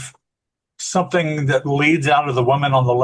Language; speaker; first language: English; native; English